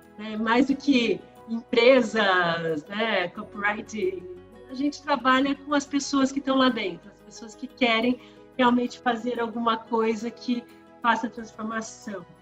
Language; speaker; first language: Portuguese; early bilingual, other home language; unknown